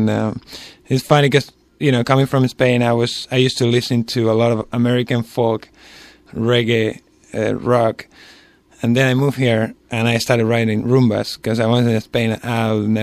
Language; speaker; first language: English; non-native, fluent; Spanish